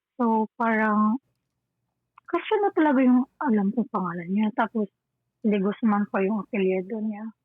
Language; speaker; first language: Filipino; non-native, local second language; Cebuano